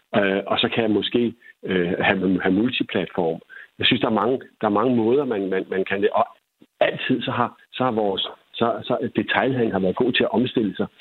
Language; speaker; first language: Danish; native; Danish